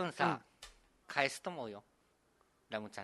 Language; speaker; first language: Japanese; native; Japanese